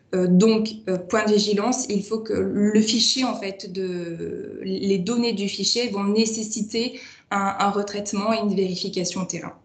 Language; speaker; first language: French; native; French